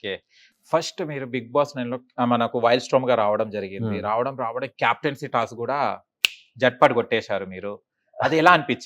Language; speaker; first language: Telugu; native; Telugu